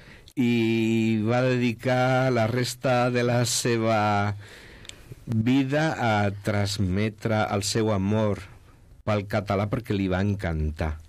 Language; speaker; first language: Catalan; non-native, local second language; Spanish